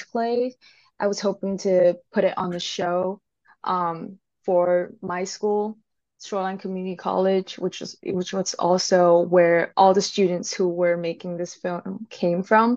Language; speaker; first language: English; non-native, local second language; Cantonese